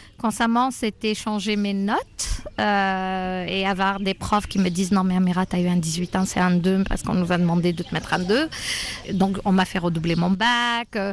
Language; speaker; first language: French; non-native, local second language; Arabic